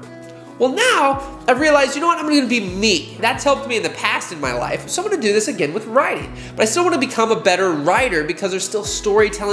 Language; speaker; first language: English; native; English